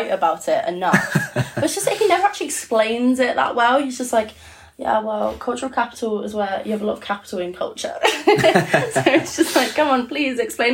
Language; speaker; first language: English; native; English